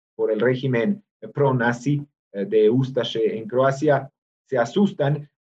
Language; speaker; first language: Spanish; non-native, fluent; Serbian